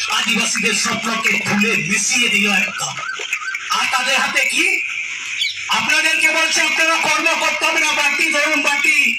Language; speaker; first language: Bangla; non-native, local second language; Santali